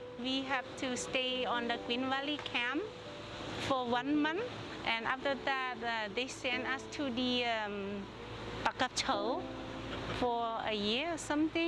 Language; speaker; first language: English; non-native, learner; Cantonese